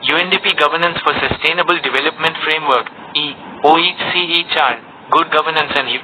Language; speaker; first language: English; non-native, local second language; Bangla